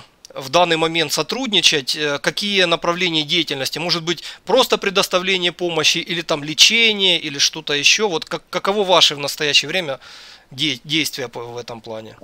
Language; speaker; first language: Russian; native; Russian